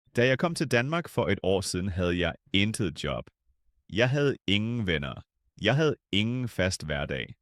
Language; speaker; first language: Danish; non-native, fluent; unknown